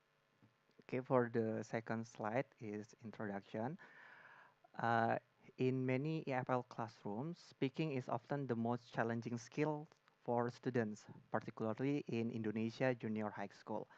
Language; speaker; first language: English; non-native, learner; Indonesian